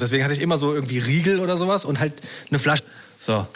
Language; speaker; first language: German; native; German